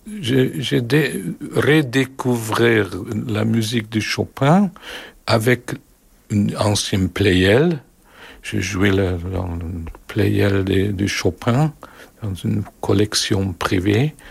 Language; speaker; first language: French; non-native, learner; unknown